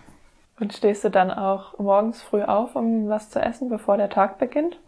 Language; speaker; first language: German; native; German